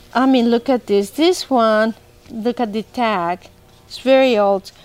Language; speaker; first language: English; non-native, fluent; Spanish